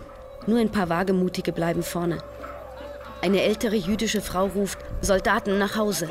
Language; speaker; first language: German; native; German